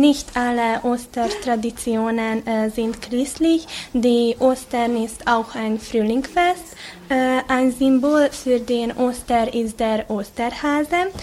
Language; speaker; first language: German; non-native, learner; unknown